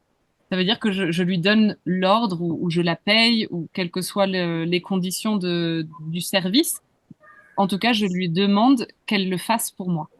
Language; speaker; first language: French; native; French